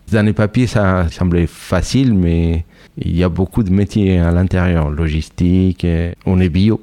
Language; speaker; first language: French; non-native, fluent; Spanish